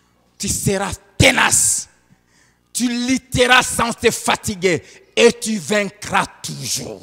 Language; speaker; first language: French; non-native, local second language; Lingala